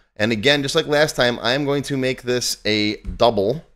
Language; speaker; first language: English; native; English